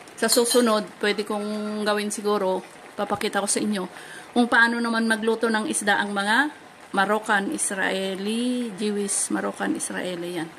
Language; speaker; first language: Filipino; native; Filipino